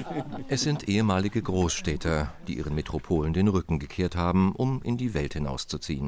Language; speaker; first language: German; native; German